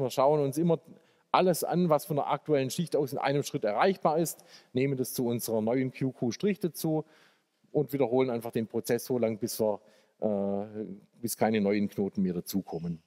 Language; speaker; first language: German; native; German